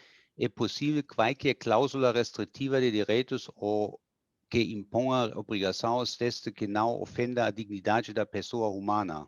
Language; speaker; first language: Portuguese; non-native, fluent; German